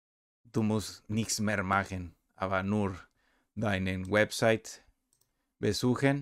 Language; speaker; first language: German; non-native, learner; Spanish